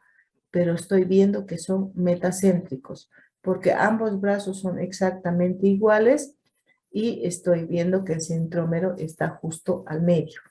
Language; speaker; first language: Spanish; native; Spanish